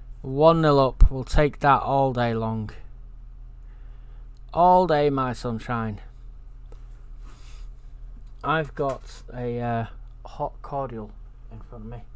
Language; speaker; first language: English; native; English